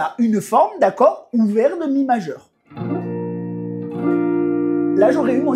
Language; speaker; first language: French; native; French